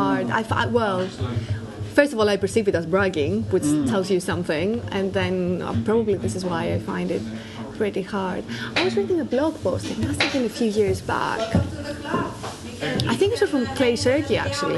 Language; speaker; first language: English; non-native, fluent; Greek